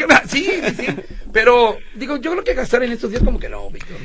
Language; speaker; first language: Spanish; native; Spanish